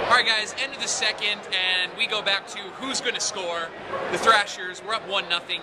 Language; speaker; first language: English; native; English